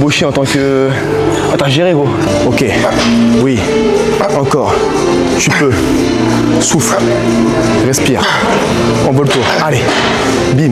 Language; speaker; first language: French; native; French